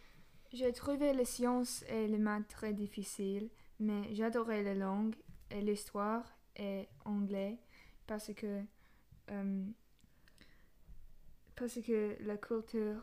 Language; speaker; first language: French; non-native, learner; English